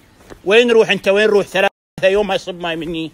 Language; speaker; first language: Arabic; native; Arabic